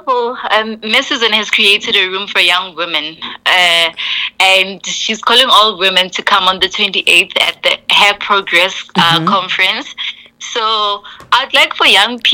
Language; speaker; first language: English; non-native, local second language; Tswana